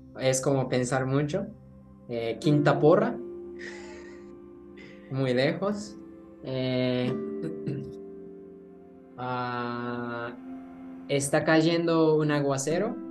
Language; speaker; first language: Spanish; non-native, learner; Japanese